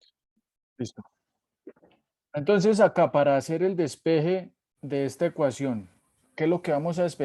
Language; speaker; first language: Spanish; native; Spanish